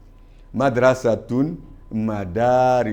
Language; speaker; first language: Arabic; non-native, fluent; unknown